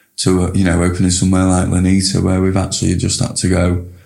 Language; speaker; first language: English; native; English